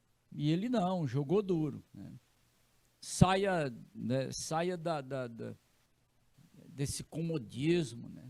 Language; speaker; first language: Portuguese; native; Portuguese